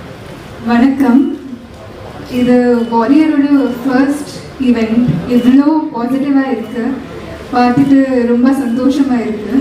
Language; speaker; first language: Tamil; non-native, learner; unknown